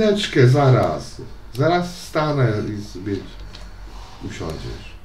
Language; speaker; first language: Polish; native; Polish